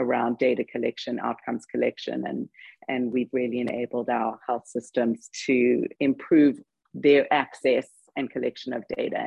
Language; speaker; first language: English; native; English